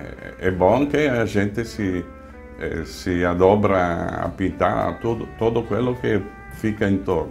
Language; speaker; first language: Portuguese; non-native, fluent; Italian